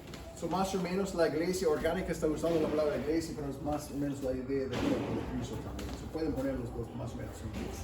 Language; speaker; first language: Spanish; non-native, fluent; English